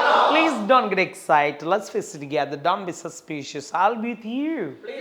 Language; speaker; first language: English; non-native, local second language; Malayalam